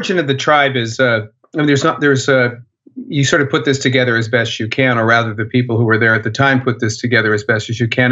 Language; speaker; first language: English; native; English